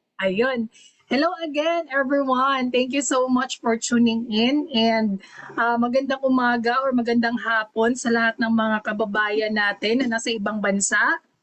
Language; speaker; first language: Filipino; non-native, local second language; Cebuano